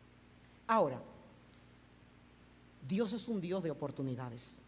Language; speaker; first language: Spanish; native; Spanish